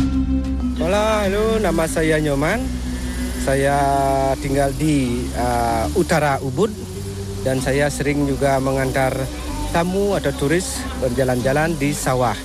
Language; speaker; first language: Indonesian; non-native, local second language; Balinese